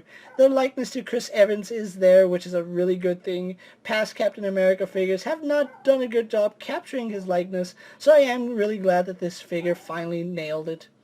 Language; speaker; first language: English; native; English